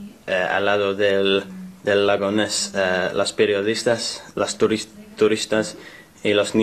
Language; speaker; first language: Spanish; non-native, learner; English